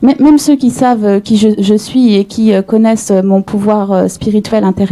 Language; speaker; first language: French; native; French